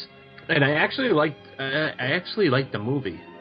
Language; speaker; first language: English; native; English